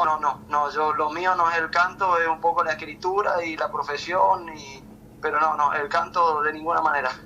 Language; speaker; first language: Spanish; native; Spanish